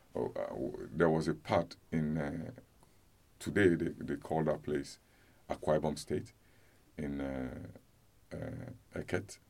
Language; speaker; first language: English; non-native, local second language; Yoruba